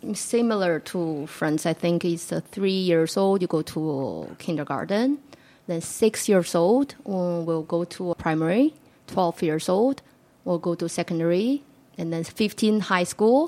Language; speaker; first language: English; non-native, fluent; Chinese